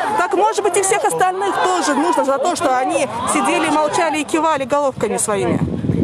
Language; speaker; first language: Russian; native; Russian